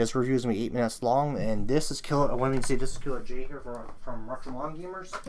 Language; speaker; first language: English; native; English